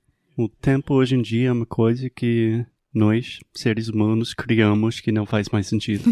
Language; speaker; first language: Portuguese; non-native, fluent; English